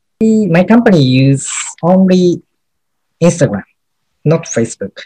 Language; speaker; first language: English; non-native, learner; Japanese